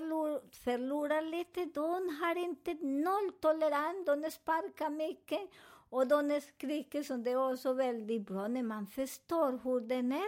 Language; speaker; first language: Swedish; non-native, learner; Spanish